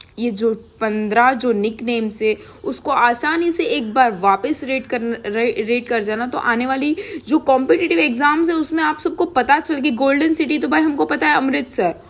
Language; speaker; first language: Hindi; non-native, local second language; Gujarati